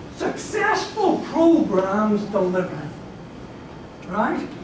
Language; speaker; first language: English; native; English